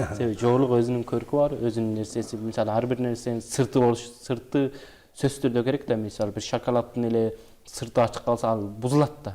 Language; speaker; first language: Kyrgyz; early bilingual, heritage; Kyrgyz